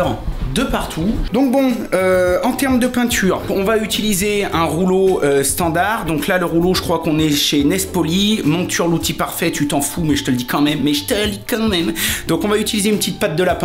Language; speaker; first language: French; native; French